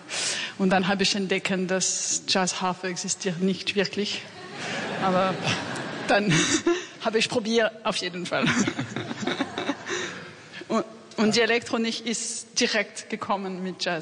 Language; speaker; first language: German; non-native, fluent; French